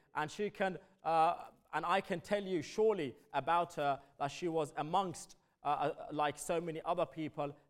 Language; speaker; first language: English; early bilingual, other home language; Urdu